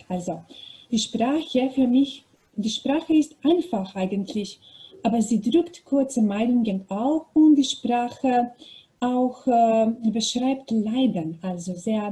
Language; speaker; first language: German; non-native, learner; Macedonian